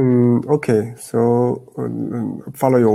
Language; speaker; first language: English; non-native, learner; Chinese